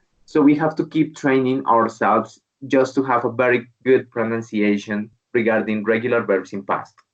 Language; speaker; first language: English; non-native, learner; Spanish